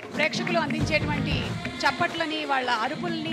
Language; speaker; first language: Telugu; native; Telugu